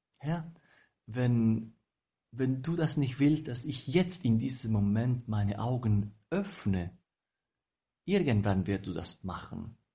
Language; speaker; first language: German; non-native, fluent; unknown